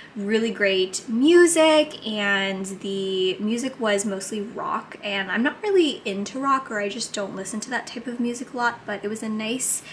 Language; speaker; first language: English; native; English